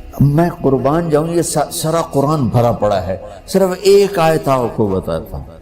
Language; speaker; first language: Urdu; non-native, local second language; Punjabi